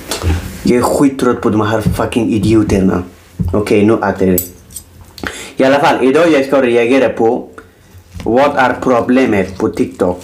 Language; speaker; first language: Swedish; non-native, learner; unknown